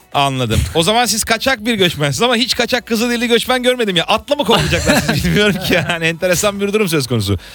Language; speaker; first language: Turkish; native; Turkish